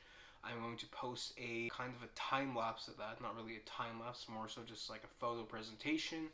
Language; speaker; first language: English; native; English